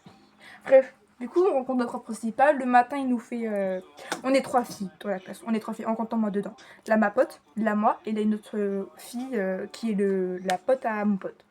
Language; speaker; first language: French; native; French